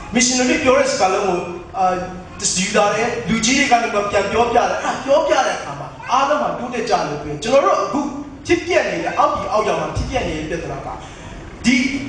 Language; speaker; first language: Burmese; non-native, local second language; Tedim Chin